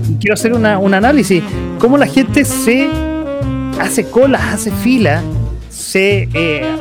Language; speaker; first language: Spanish; native; Spanish